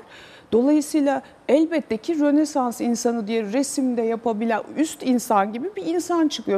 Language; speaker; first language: Turkish; native; Turkish